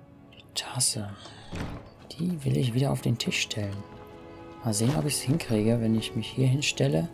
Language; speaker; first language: German; native; German